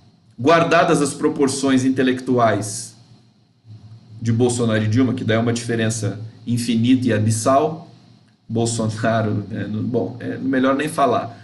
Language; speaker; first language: Portuguese; native; Portuguese